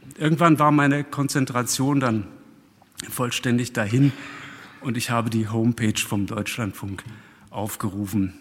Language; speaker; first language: German; early bilingual, other home language; Russian